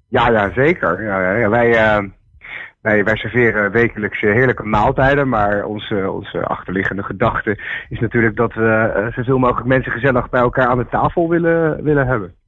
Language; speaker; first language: Dutch; native; Dutch